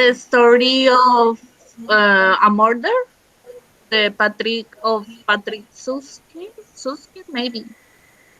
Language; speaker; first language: English; non-native, learner; Spanish